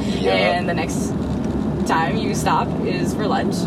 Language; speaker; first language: English; native; English